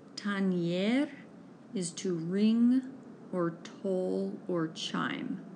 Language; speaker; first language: English; native; English